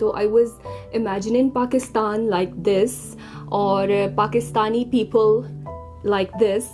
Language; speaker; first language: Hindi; non-native, fluent; Arabic